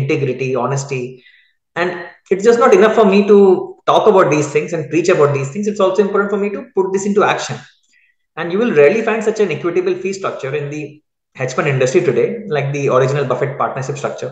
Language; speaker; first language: English; non-native, local second language; Hindi